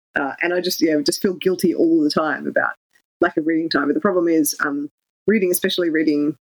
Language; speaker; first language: English; native; English